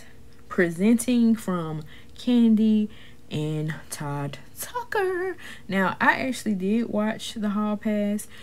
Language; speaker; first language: English; native; English